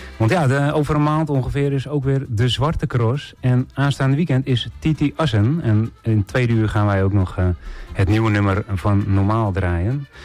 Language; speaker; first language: Dutch; native; Dutch